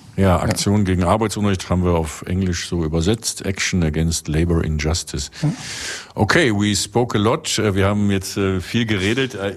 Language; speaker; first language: German; native; German